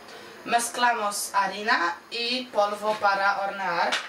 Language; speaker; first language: Spanish; non-native, learner; Polish